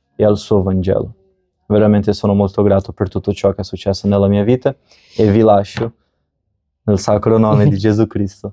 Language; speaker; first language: Italian; non-native, fluent; Portuguese